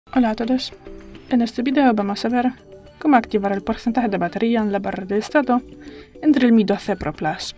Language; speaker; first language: Spanish; native; Spanish